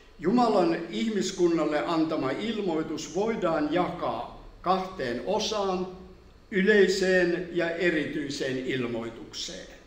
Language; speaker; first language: Finnish; native; Finnish